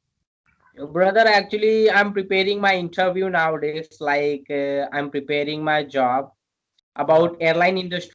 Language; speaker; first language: English; non-native, learner; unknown